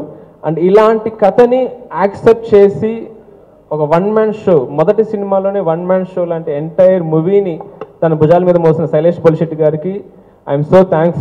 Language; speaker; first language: Telugu; native; Telugu